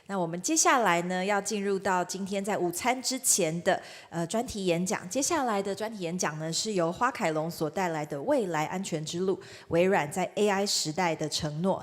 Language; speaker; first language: Chinese; native; Chinese